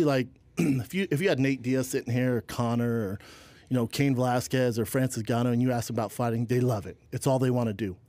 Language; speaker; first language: English; native; English